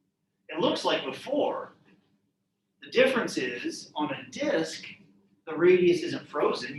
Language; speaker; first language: English; native; English